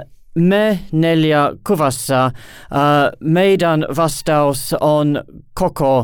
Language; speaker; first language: Finnish; non-native, learner; English